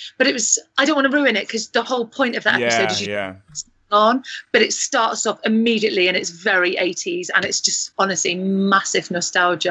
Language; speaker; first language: English; native; English